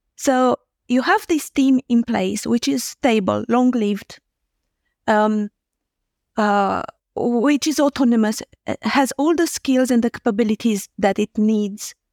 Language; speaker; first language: English; non-native, fluent; Romanian